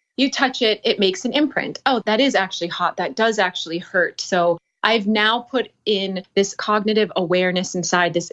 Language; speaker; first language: English; native; English